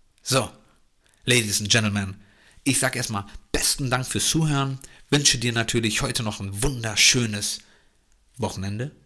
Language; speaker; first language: German; native; German